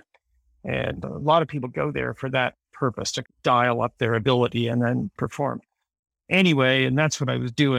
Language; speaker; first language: English; native; English